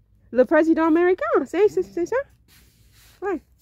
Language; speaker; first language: French; non-native, learner; English